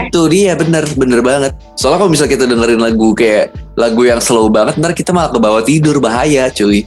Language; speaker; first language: Indonesian; native; Indonesian